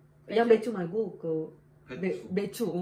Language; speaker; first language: Korean; non-native, learner; Indonesian